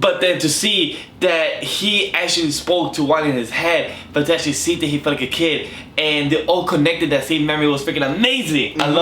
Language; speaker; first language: English; native; English